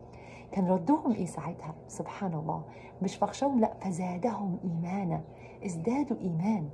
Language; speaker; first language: Arabic; native; Arabic